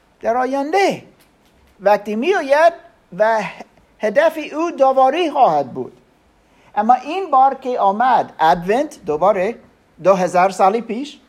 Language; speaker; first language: Persian; non-native, learner; German